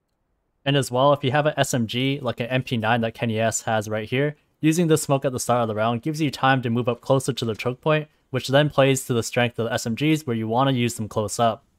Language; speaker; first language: English; native; English